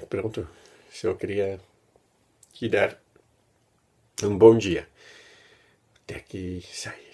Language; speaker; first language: Portuguese; non-native, fluent; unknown